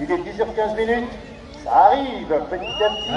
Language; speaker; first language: French; native; French